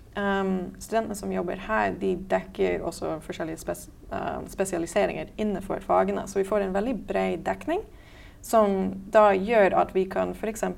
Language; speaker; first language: Norwegian; native; Norwegian